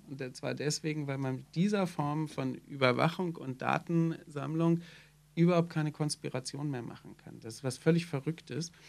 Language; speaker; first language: German; native; German